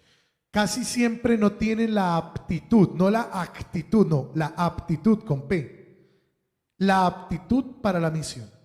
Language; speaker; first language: Spanish; native; Spanish